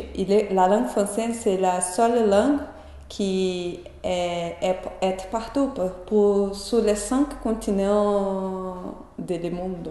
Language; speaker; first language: French; non-native, learner; Portuguese